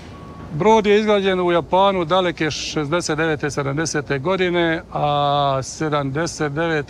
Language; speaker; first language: Croatian; native; Croatian